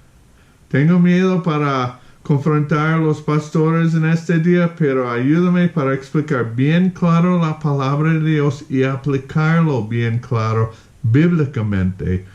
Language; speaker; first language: Spanish; non-native, fluent; English